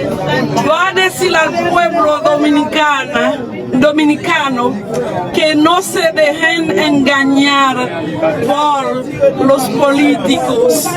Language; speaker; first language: Spanish; non-native, fluent; Haitian Creole